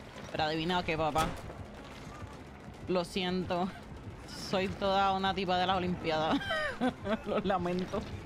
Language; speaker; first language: Spanish; native; Spanish